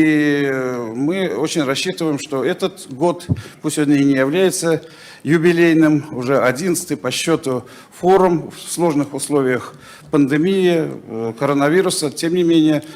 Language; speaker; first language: Russian; native; Russian